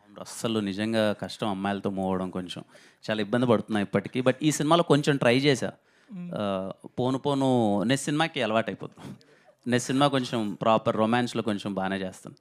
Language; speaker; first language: Telugu; native; Telugu